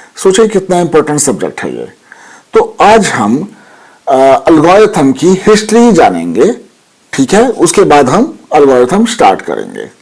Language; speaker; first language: Hindi; native; Hindi